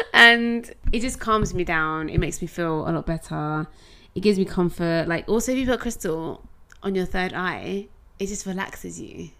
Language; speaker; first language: English; native; English